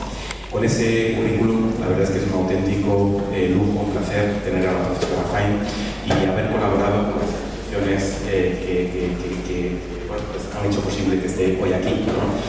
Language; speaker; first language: Spanish; native; Spanish